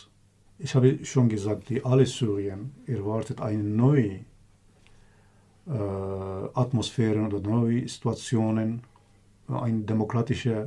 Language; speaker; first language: German; non-native, learner; Kurdish